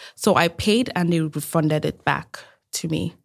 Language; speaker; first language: English; non-native, local second language; Igbo